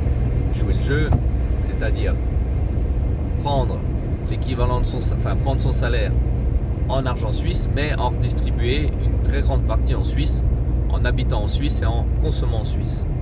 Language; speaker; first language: French; native; French